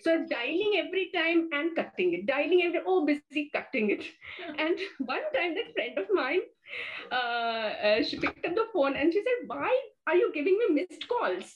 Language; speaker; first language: English; non-native, local second language; Marathi